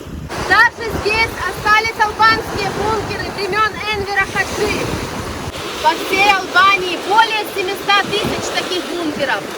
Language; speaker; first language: Russian; native; Russian